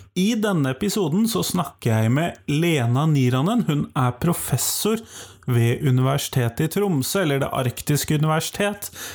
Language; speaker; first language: Norwegian; native; Norwegian